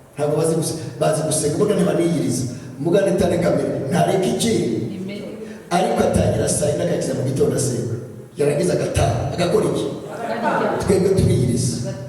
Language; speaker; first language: Kinyarwanda; early bilingual, heritage; Kinyarwanda